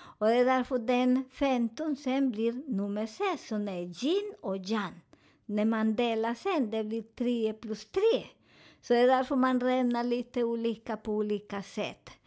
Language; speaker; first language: Swedish; non-native, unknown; Spanish